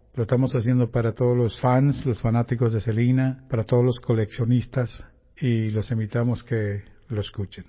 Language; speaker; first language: Spanish; early bilingual, heritage; Spanish